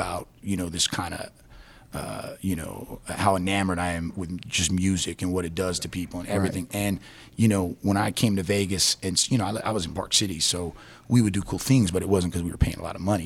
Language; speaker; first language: English; native; English